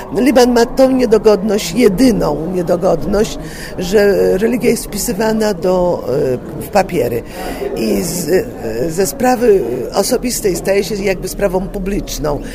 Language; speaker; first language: Polish; native; Polish